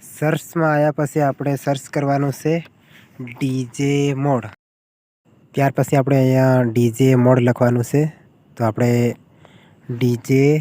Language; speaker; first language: Gujarati; non-native, local second language; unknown